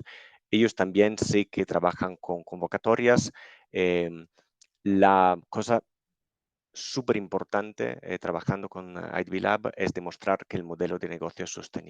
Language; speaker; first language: Spanish; non-native, fluent; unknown